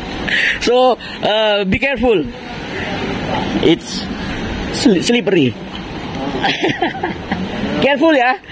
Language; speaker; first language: English; non-native, learner; Indonesian